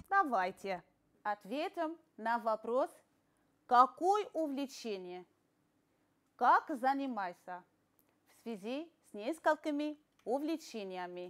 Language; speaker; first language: Russian; non-native, fluent; Arabic